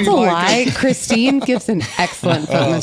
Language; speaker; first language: English; native; English